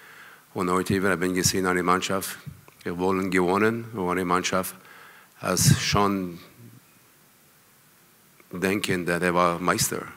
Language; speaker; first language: German; non-native, learner; French